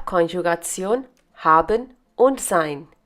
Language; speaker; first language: German; non-native, fluent; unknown